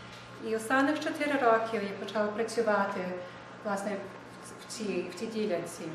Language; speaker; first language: Ukrainian; early bilingual, heritage; Ukrainian